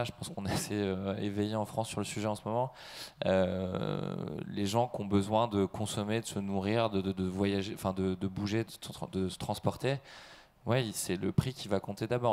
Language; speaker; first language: French; native; French